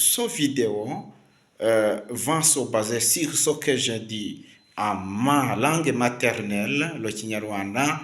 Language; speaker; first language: French; non-native, local second language; Kinyarwanda